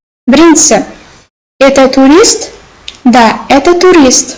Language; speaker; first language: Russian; non-native, local second language; Uzbek